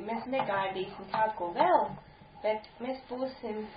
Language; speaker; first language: Latvian; non-native, fluent; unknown